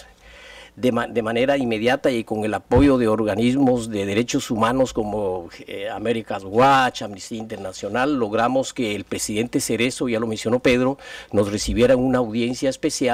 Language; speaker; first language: Spanish; native; Spanish